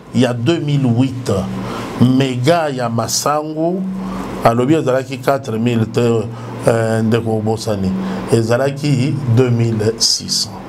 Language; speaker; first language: Lingala; non-native, local second language; Luba-Lulua